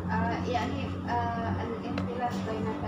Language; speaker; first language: Arabic; non-native, learner; Indonesian